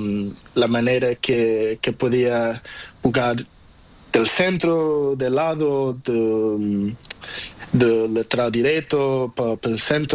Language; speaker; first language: Spanish; non-native, learner; Portuguese